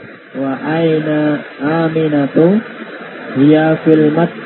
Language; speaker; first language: Arabic; non-native, learner; Indonesian